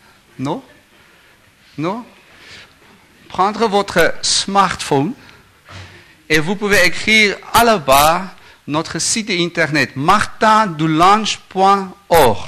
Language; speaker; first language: French; non-native, learner; Afrikaans